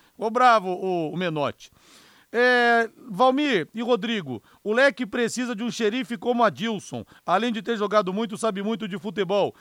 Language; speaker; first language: Portuguese; native; Portuguese